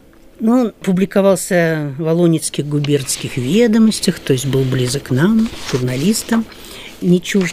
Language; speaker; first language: Russian; native; Russian